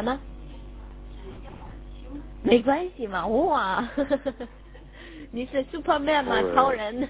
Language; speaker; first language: Chinese; native; Chinese